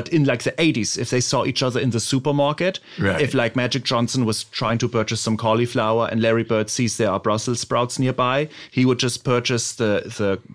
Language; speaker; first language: English; non-native, fluent; German